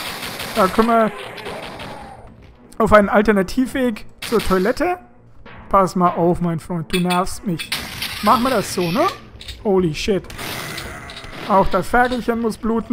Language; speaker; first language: German; native; German